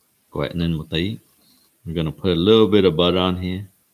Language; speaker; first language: English; early bilingual, other home language; Vietnamese